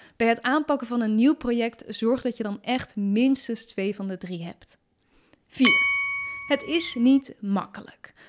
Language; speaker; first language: Dutch; native; Dutch